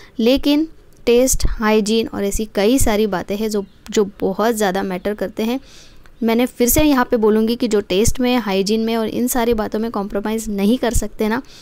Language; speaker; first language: Hindi; non-native, local second language; Marathi